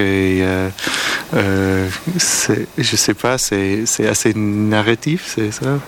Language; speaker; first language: French; non-native, learner; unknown